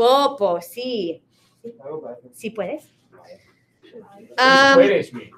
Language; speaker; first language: Spanish; non-native, fluent; English